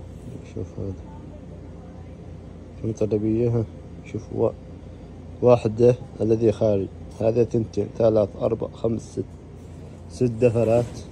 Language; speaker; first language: Arabic; non-native, learner; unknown